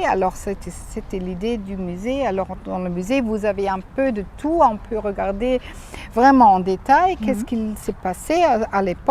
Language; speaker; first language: French; non-native, fluent; German